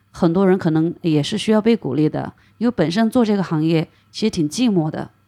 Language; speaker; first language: Chinese; native; Chinese